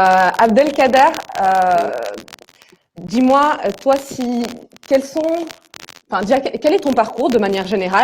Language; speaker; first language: French; native; French